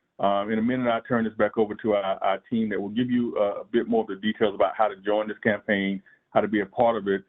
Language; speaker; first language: English; native; English